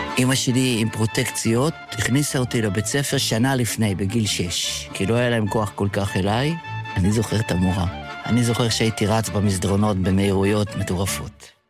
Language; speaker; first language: Hebrew; early bilingual, other home language; Yiddish